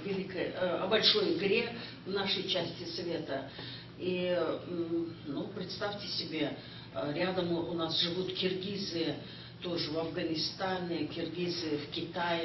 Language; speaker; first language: Russian; non-native, local second language; Kyrgyz